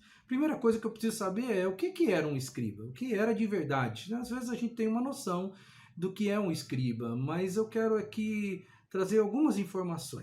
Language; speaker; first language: Portuguese; native; Portuguese